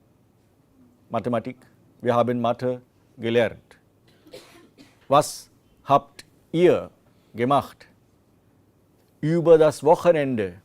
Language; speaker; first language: German; non-native, fluent; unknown